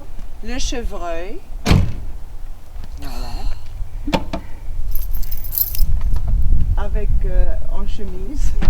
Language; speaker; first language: French; non-native, fluent; German